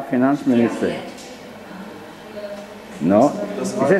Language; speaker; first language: German; non-native, fluent; Czech